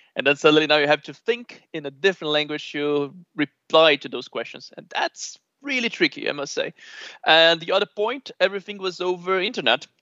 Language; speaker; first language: English; non-native, fluent; Portuguese